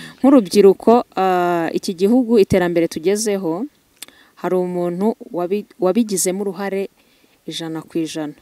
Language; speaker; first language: Kinyarwanda; native; Kinyarwanda